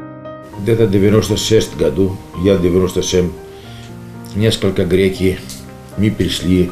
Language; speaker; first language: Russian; non-native, learner; Greek